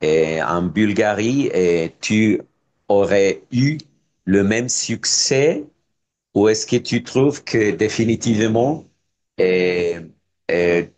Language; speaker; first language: French; non-native, fluent; Spanish